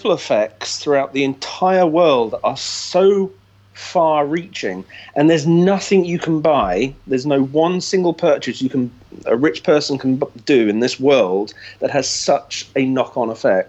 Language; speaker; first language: English; native; English